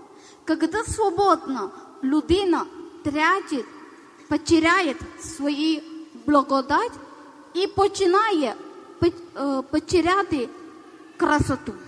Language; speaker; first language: Ukrainian; non-native, learner; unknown